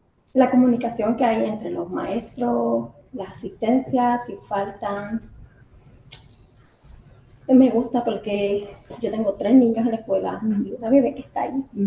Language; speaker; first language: Spanish; early bilingual, heritage; Spanish